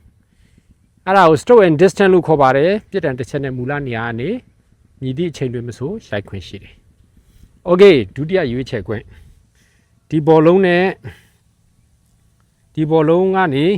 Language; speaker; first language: Burmese; native; Burmese